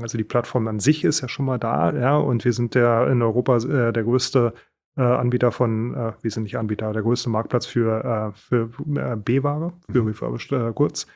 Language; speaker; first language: German; native; German